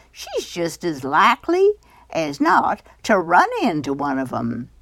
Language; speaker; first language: English; early bilingual, other home language; Spanish